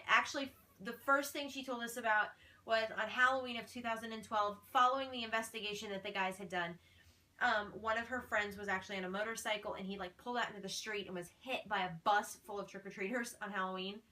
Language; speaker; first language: English; native; English